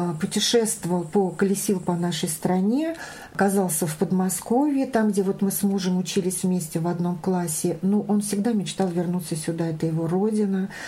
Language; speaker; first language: Russian; native; Russian